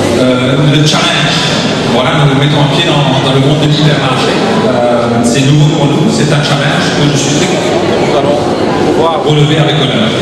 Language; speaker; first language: French; native; French